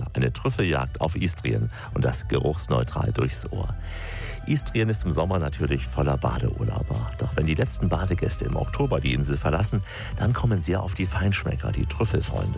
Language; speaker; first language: German; native; German